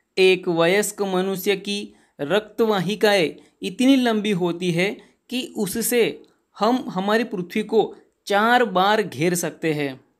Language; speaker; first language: Hindi; non-native, local second language; Gujarati